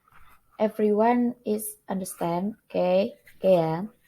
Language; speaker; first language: English; non-native, learner; Indonesian